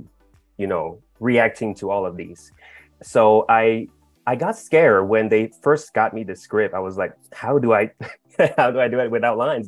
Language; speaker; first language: English; non-native, local second language; Cantonese